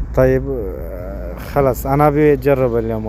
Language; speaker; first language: Arabic; non-native, learner; Bangla